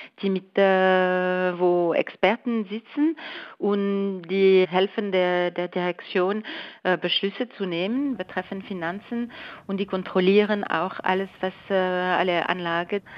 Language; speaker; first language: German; non-native, local second language; French